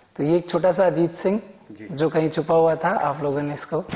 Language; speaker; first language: Hindi; native; Hindi